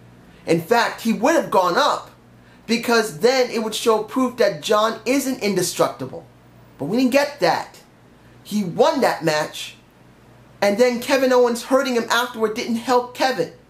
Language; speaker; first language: English; native; English